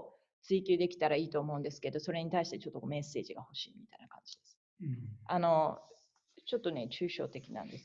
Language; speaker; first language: Japanese; native; Japanese